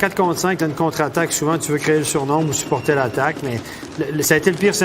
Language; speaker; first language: French; native; French